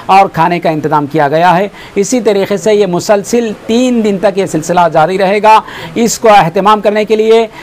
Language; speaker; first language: Hindi; non-native, local second language; Urdu